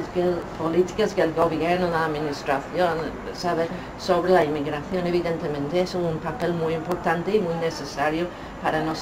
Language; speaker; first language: Spanish; non-native, fluent; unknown